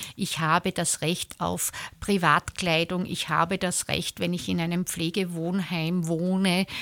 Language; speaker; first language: German; native; German